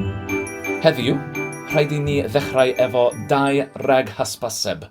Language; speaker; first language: Welsh; non-native, learner; English